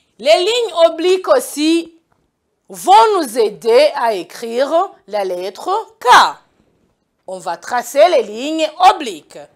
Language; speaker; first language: French; non-native, local second language; Kinyarwanda